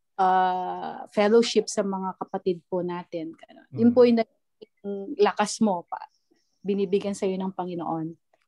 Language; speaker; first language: Filipino; non-native, local second language; Pampanga